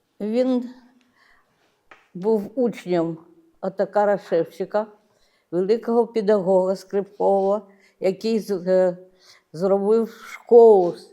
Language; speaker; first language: Ukrainian; non-native, local second language; Russian